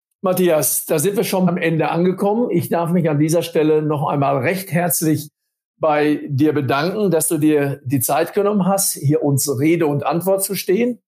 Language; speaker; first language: German; native; German